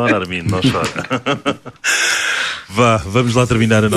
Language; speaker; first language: Portuguese; native; Portuguese